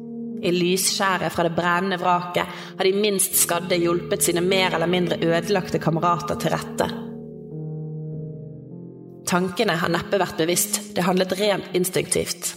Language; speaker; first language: Norwegian; native; Norwegian